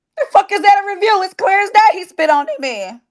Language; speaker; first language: English; native; English